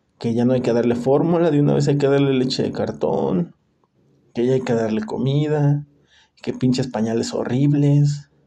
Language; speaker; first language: Spanish; native; Spanish